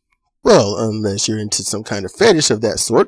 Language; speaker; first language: English; native; English